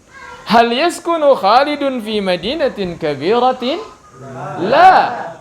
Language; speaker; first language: Arabic; non-native, fluent; Indonesian